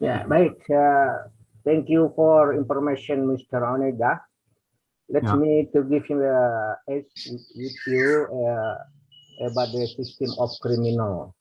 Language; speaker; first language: English; non-native, learner; Indonesian